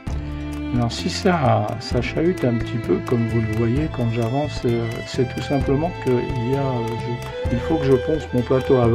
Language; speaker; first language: French; native; French